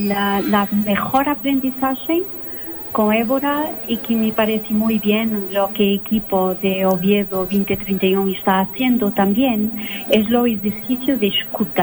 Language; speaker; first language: Spanish; non-native, local second language; Portuguese